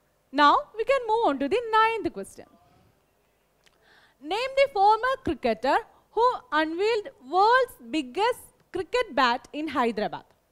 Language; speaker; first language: English; non-native, local second language; Malayalam